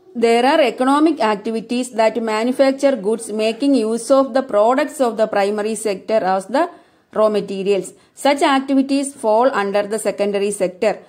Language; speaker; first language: English; non-native, local second language; Malayalam